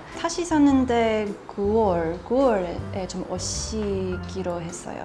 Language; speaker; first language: Korean; non-native, learner; English